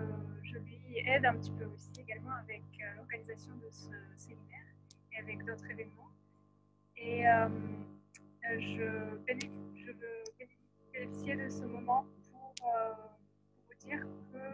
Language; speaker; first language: French; non-native, fluent; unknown